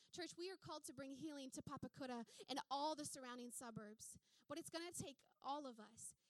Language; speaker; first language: English; native; English